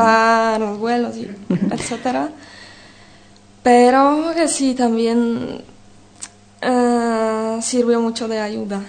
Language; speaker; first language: Spanish; non-native, fluent; Polish